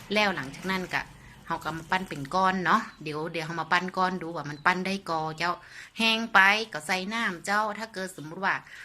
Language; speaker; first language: Thai; native; Thai